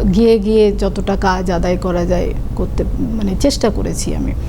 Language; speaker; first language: Bangla; non-native, local second language; Santali